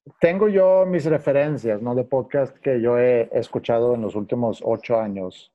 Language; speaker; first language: Spanish; non-native, fluent; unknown